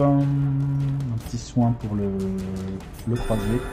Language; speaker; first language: French; native; French